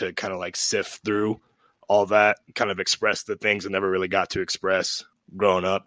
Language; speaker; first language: English; native; English